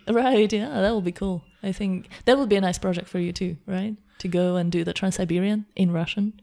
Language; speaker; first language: English; non-native, fluent; Slovak